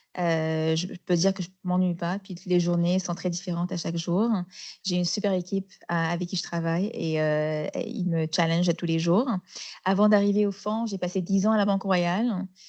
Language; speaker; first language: French; non-native, local second language; Arabic